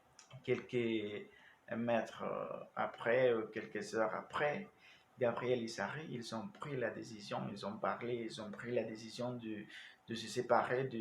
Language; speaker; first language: French; non-native, learner; Spanish